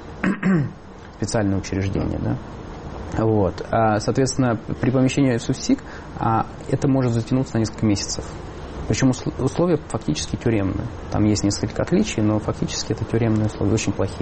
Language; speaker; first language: Russian; native; Russian